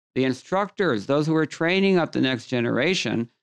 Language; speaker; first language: English; native; English